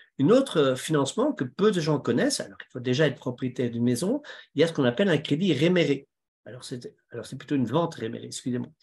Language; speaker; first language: French; native; French